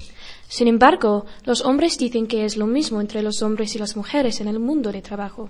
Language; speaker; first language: Spanish; non-native, learner; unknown